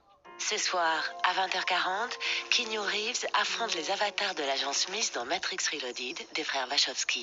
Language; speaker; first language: French; native; French